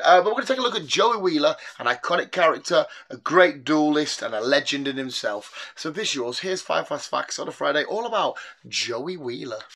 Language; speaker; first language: English; native; English